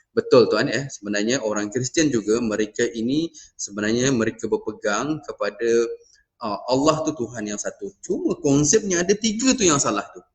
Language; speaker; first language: Malay; non-native, local second language; Iban